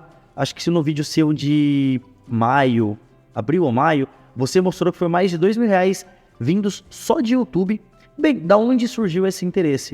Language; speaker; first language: Portuguese; native; Portuguese